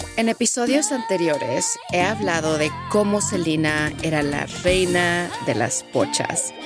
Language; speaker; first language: Spanish; early bilingual, heritage; Spanish